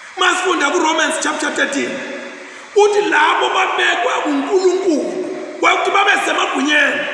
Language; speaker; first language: Zulu; non-native, local second language; Swati